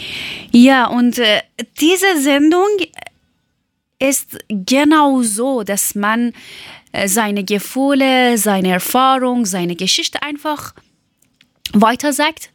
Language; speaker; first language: German; non-native, learner; Persian